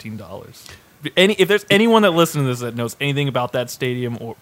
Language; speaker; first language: English; native; English